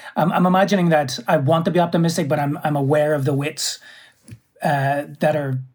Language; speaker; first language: English; native; English